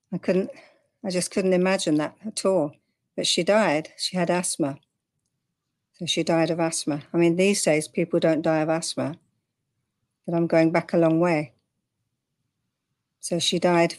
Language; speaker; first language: English; native; English